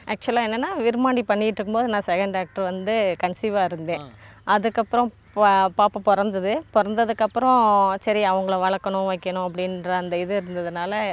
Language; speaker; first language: Tamil; native; Tamil